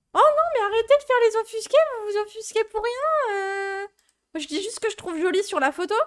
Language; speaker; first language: French; native; French